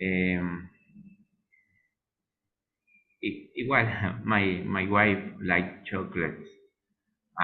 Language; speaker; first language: English; non-native, learner; Spanish